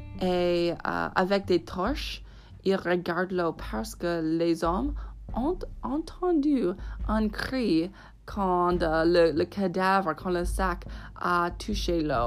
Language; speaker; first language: French; non-native, fluent; English